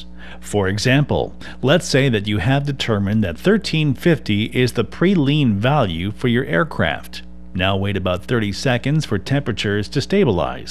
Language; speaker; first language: English; native; English